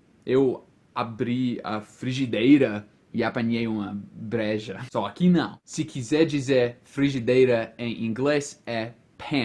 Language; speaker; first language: Portuguese; non-native, fluent; English